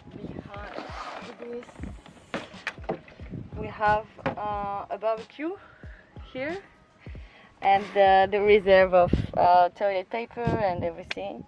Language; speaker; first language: English; non-native, learner; French